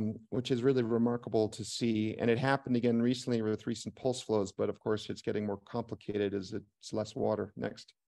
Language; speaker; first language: English; native; English